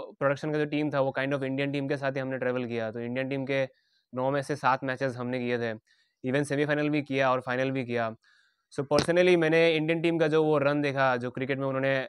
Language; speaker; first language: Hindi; non-native, local second language; Bangla